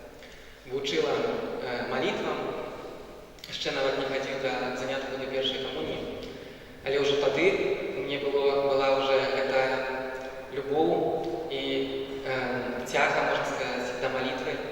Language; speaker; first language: Belarusian; native; Belarusian